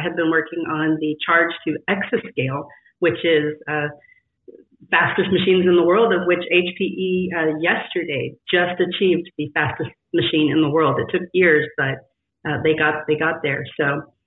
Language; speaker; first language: English; native; English